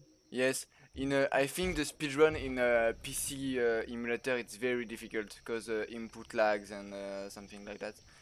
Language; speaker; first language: English; non-native, learner; French